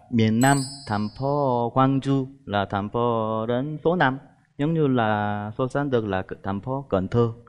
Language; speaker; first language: Vietnamese; non-native, fluent; Korean